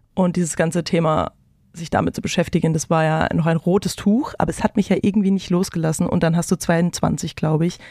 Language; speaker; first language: German; native; German